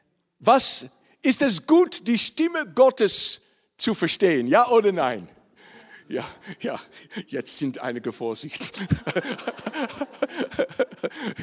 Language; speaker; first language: German; non-native, learner; Dutch